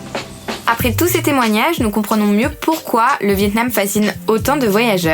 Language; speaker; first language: French; native; French